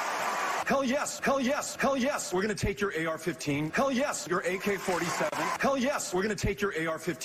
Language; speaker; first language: English; native; English